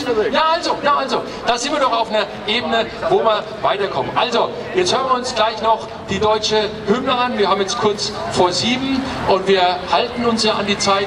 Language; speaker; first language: German; native; German